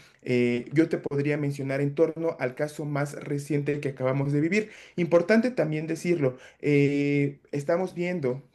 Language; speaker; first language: Spanish; native; Spanish